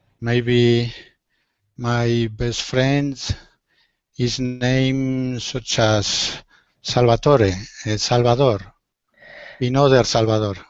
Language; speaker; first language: English; non-native, learner; Spanish